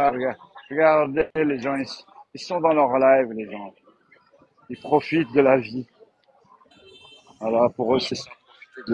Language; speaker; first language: French; native; French